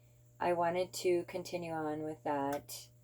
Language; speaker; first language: English; native; English